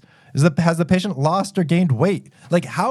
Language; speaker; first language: English; native; English